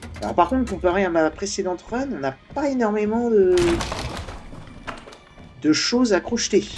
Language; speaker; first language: French; native; French